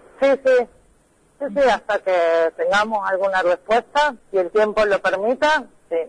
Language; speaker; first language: Spanish; native; Spanish